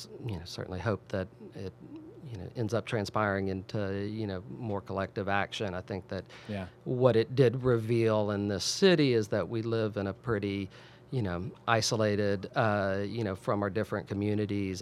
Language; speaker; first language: English; native; English